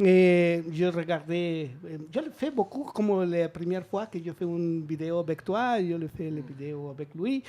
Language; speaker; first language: French; non-native, learner; Spanish